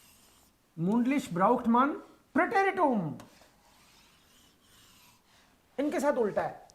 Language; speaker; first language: German; non-native, fluent; Hindi